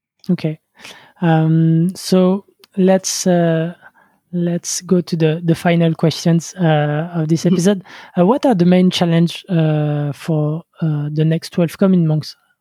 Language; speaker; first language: English; non-native, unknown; French